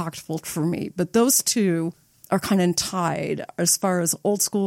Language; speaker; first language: English; native; English